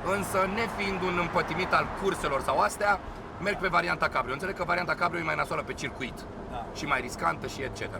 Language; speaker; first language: Romanian; native; Romanian